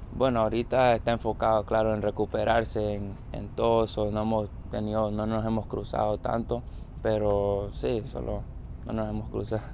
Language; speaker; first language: Spanish; early bilingual, heritage; Spanish